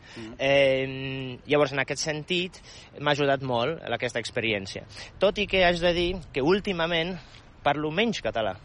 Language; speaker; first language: Catalan; non-native, fluent; Polish